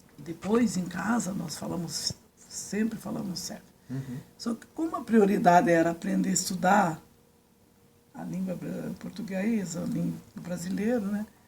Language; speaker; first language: Portuguese; early bilingual, other home language; Serbian